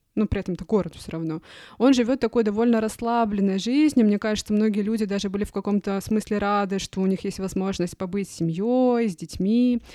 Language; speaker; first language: Russian; native; Russian